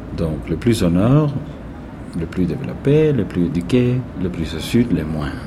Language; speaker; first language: French; non-native, fluent; Spanish